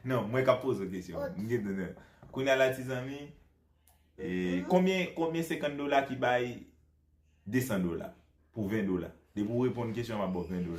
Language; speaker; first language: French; non-native, learner; Haitian Creole